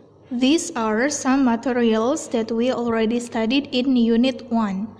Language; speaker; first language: English; non-native, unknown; Indonesian